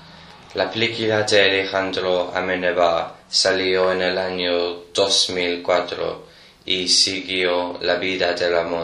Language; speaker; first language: Spanish; non-native, learner; English